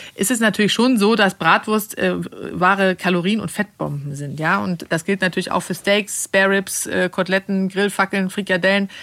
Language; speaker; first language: German; non-native, fluent; Swedish